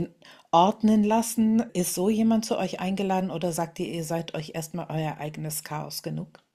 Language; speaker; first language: German; native; German